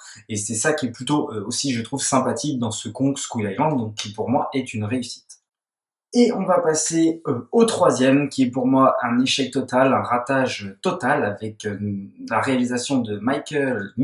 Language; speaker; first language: French; native; French